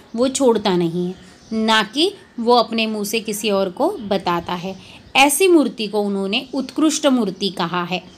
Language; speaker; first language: Hindi; non-native, local second language; Marathi